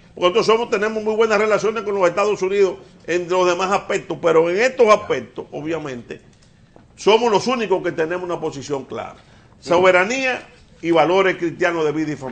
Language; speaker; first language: Spanish; native; Spanish